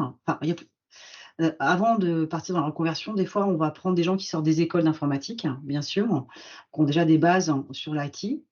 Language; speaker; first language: French; native; French